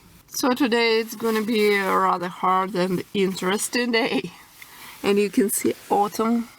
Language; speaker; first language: English; non-native, local second language; Russian